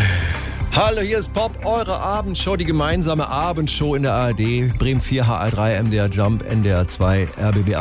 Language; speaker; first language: German; native; German